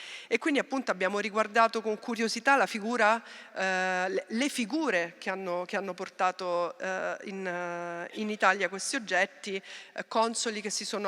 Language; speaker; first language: Italian; native; Italian